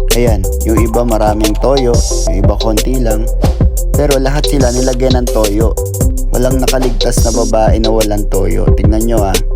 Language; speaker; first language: Filipino; native; Filipino